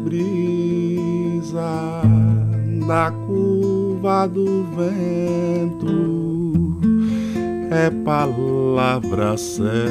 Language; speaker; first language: Portuguese; native; Portuguese